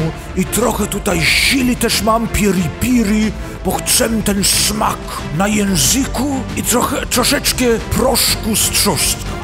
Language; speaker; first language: Polish; early bilingual, heritage; Polish